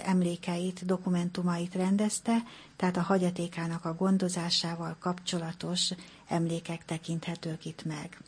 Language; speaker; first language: Hungarian; native; Hungarian